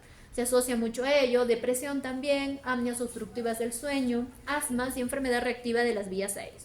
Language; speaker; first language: Spanish; native; Spanish